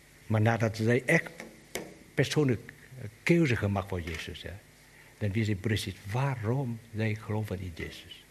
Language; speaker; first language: Dutch; non-native, learner; Vietnamese